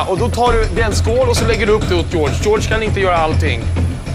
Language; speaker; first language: Swedish; native; Swedish